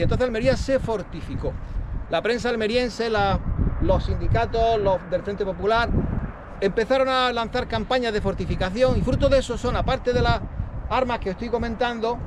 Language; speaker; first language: Spanish; native; Spanish